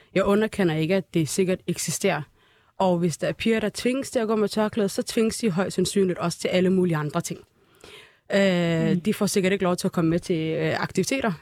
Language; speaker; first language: Danish; early bilingual, other home language; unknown